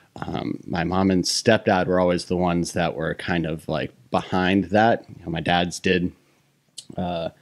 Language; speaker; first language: English; native; English